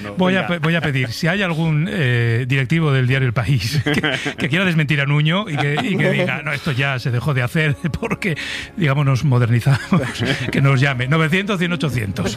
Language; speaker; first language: Spanish; native; Spanish